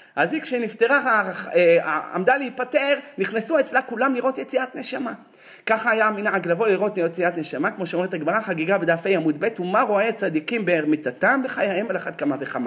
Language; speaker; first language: Hebrew; native; Hebrew